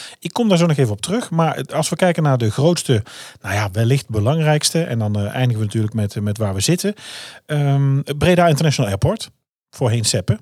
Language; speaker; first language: Dutch; native; Dutch